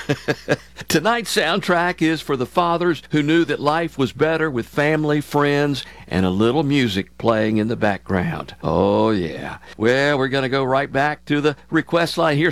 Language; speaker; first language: English; native; English